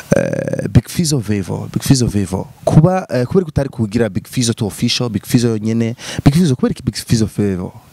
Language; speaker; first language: Rundi; native; Rundi